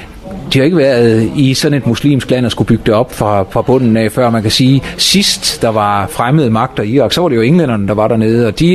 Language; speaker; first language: Danish; native; Danish